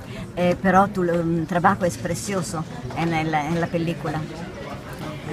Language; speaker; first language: Spanish; non-native, learner; Italian